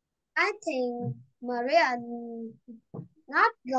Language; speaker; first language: English; non-native, learner; Vietnamese